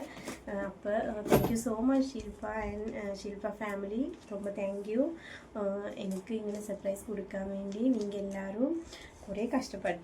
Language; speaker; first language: Malayalam; non-native, learner; Tamil